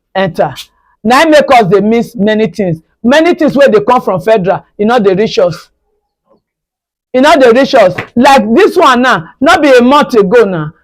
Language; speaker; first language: Nigerian Pidgin; non-native, local second language; Bini